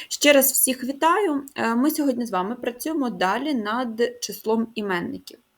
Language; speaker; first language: Ukrainian; native; Ukrainian